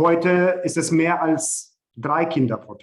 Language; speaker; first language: German; non-native, fluent; Ukrainian